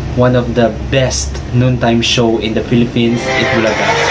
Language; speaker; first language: English; non-native, local second language; Filipino